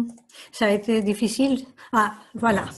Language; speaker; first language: French; non-native, fluent; Portuguese